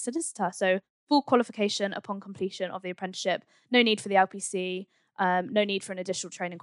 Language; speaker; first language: English; native; English